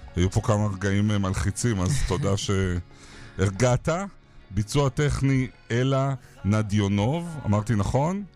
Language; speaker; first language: Hebrew; native; Hebrew